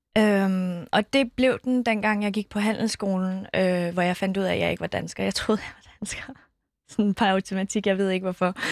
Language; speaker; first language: Danish; early bilingual, other home language; Kurdish